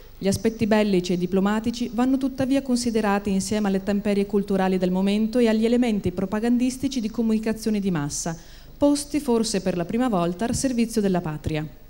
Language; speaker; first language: Italian; native; Italian